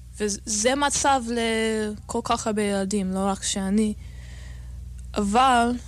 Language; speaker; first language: Hebrew; non-native, learner; English